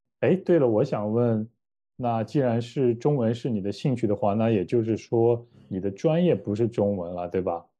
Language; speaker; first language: Chinese; native; Chinese